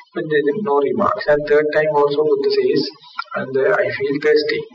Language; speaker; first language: English; non-native, local second language; Sinhala